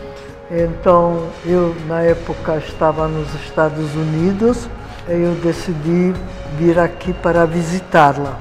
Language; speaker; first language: Portuguese; non-native, fluent; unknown